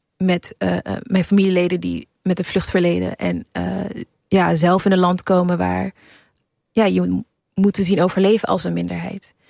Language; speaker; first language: Dutch; early bilingual, other home language; English